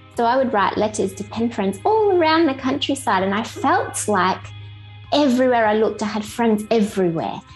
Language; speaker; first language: English; native; English